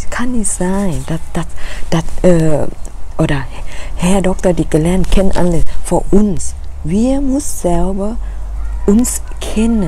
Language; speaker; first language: German; non-native, learner; Thai